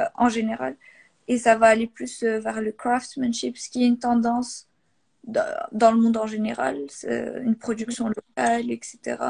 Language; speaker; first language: French; non-native, local second language; Arabic